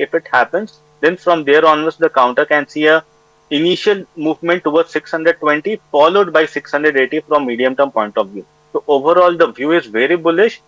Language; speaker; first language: English; non-native, local second language; Hindi